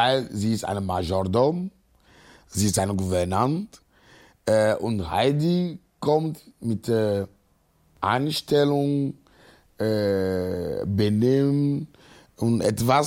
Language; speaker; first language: German; non-native, fluent; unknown